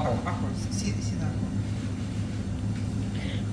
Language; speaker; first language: Spanish; non-native, learner; Russian